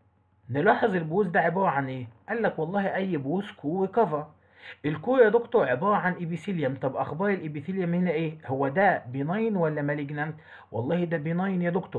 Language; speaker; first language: Arabic; native; Arabic